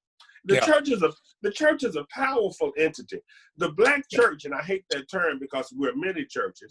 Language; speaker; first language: English; native; English